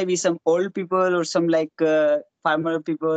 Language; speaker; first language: English; non-native, local second language; Hindi